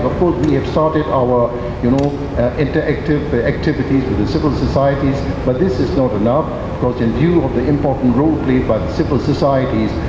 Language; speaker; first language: English; non-native, fluent; Burmese